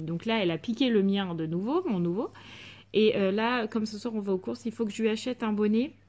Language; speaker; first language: French; native; French